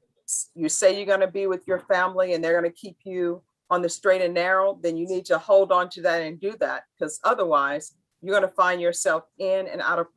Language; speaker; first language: English; native; English